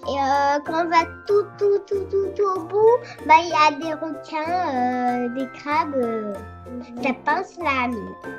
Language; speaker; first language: French; native; French